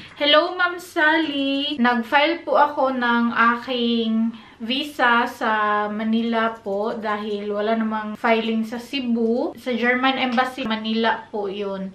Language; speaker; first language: Filipino; non-native, local second language; Cebuano